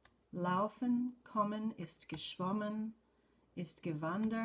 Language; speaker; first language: German; non-native, fluent; English